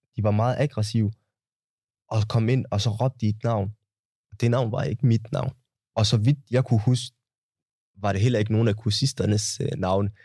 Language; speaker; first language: Danish; early bilingual, other home language; Somali